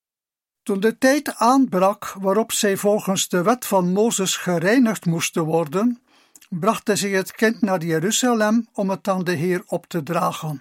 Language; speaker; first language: Dutch; native; Dutch